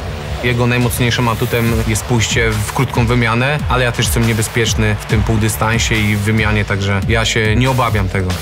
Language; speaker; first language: Polish; native; Polish